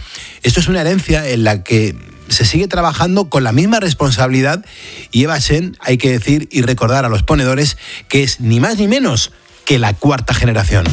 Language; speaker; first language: Spanish; native; Spanish